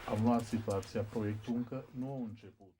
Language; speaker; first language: Romanian; non-native, local second language; Hungarian